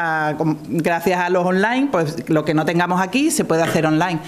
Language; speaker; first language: Spanish; native; Spanish